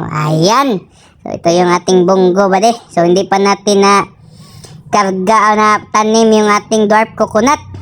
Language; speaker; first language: Filipino; native; Filipino